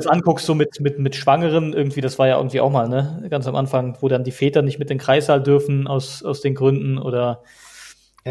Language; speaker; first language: German; native; German